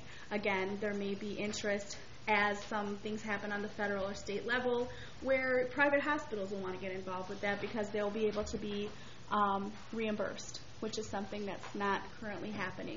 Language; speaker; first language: English; native; English